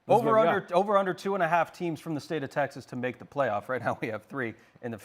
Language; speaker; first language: English; native; English